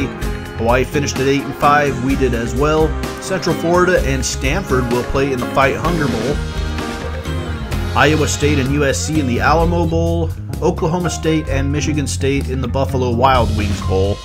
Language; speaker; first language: English; native; English